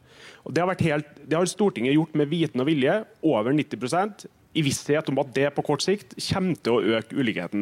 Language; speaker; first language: Norwegian; native; Norwegian